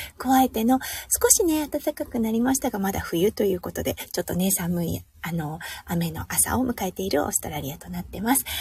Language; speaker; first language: Japanese; native; Japanese